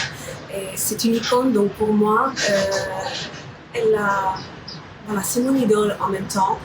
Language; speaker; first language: French; non-native, fluent; Romanian